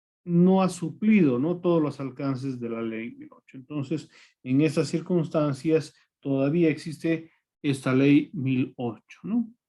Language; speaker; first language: Spanish; native; Spanish